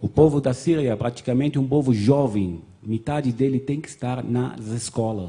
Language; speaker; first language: Portuguese; non-native, fluent; Arabic